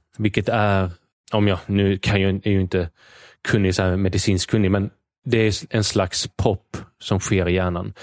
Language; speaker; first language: Swedish; native; Swedish